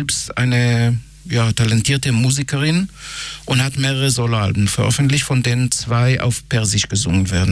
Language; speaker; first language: German; non-native, fluent; Hebrew